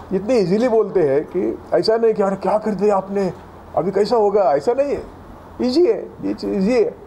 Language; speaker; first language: Hindi; non-native, local second language; Marathi